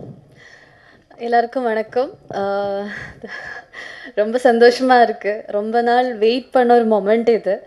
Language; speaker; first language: Tamil; non-native, fluent; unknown